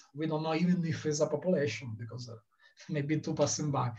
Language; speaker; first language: English; non-native, learner; Italian